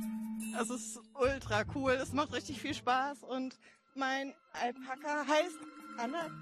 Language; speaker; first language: German; native; German